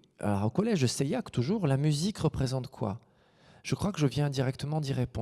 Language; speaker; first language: French; native; French